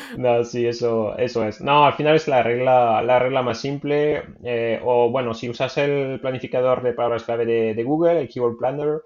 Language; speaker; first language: Spanish; non-native, fluent; French